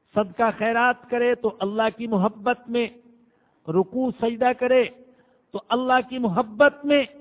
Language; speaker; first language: Urdu; non-native, local second language; Punjabi